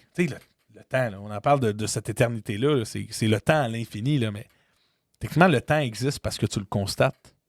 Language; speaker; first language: French; native; French